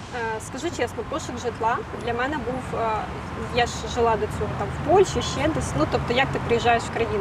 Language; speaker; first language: Ukrainian; native; Ukrainian